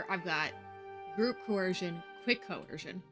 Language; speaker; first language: English; native; English